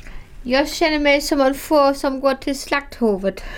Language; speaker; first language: Swedish; non-native, fluent; German